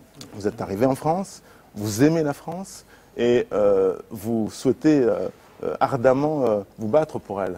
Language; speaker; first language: French; native; French